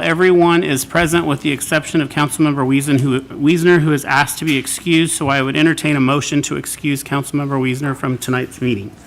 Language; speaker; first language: English; native; English